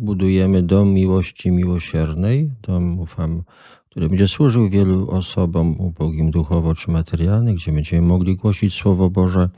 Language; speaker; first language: Polish; native; Polish